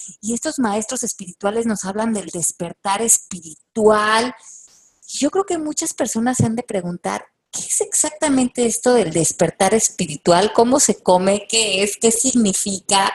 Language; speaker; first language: Spanish; native; Spanish